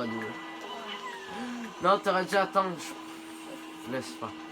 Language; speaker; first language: French; native; French